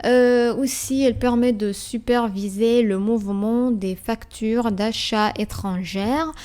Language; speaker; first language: French; non-native, fluent; Arabic